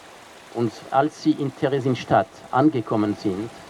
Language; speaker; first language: German; non-native, fluent; French